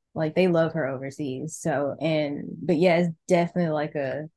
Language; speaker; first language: English; native; English